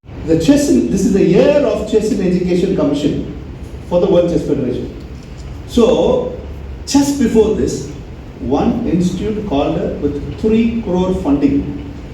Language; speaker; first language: English; non-native, local second language; Tamil